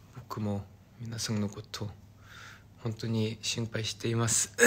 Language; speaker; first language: Japanese; non-native, fluent; Korean